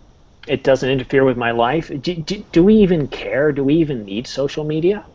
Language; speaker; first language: English; native; English